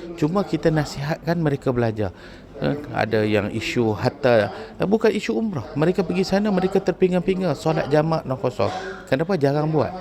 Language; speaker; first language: Malay; native; Malay